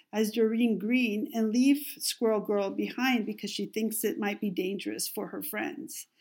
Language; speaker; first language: English; non-native, fluent; Spanish